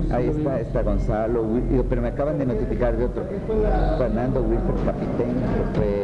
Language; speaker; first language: Spanish; native; Spanish